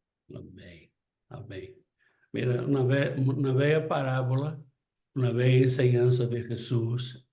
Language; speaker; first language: Spanish; non-native, fluent; Portuguese